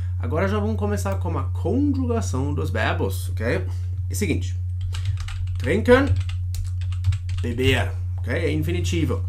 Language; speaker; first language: Portuguese; non-native, fluent; German